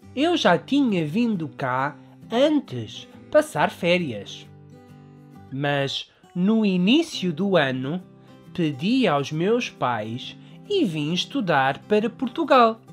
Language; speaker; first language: Portuguese; early bilingual, other home language; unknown